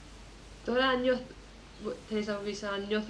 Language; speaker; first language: Greek; early bilingual, heritage; Greek